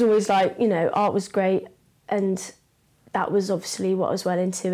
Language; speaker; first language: English; native; English